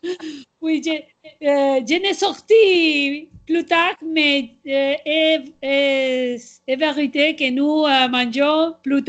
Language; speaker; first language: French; non-native, learner; Catalan